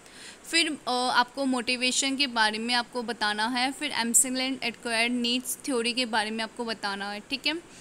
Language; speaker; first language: Hindi; native; Hindi